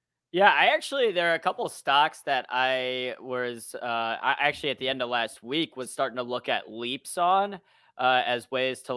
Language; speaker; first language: English; native; English